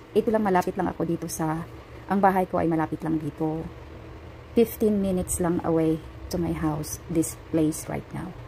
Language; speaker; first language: Filipino; non-native, local second language; Cebuano